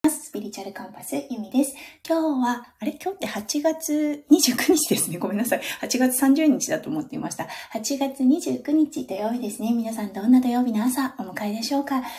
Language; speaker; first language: Japanese; native; Japanese